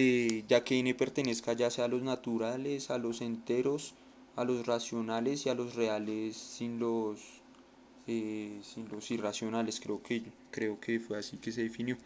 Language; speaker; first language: Spanish; native; Spanish